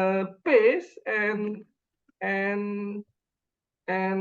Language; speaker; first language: English; non-native, learner; Indonesian